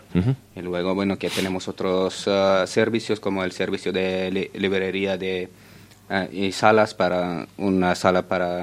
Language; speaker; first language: Spanish; non-native, fluent; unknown